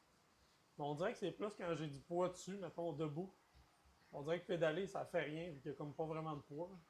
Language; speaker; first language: French; native; French